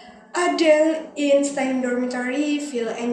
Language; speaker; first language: English; non-native, learner; Indonesian